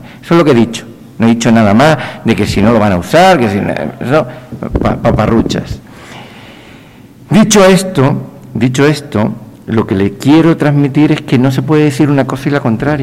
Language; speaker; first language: Spanish; native; Spanish